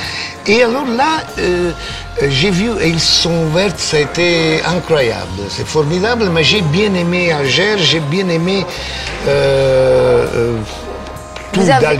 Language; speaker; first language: French; non-native, fluent; Italian